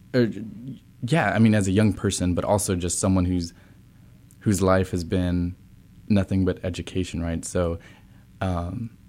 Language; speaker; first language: English; native; English